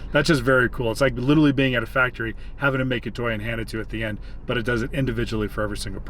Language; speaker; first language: English; native; English